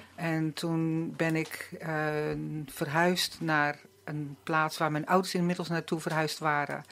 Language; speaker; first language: Dutch; native; Dutch